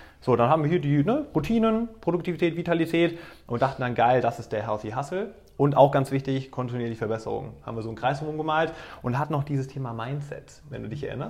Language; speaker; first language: German; native; German